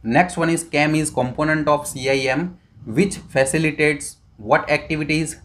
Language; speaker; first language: English; non-native, local second language; Gujarati